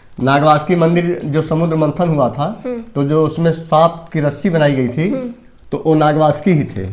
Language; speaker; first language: Hindi; native; Hindi